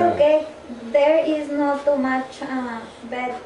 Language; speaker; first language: English; non-native, learner; Spanish